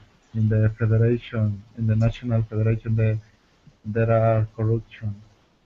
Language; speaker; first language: English; non-native, learner; Spanish